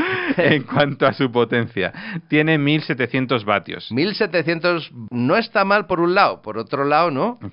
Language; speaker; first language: Spanish; non-native, fluent; Russian